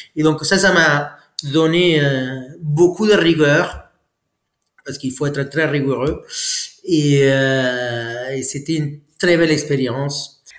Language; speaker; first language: French; non-native, fluent; Spanish